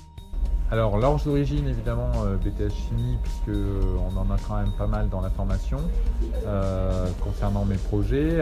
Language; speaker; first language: French; native; French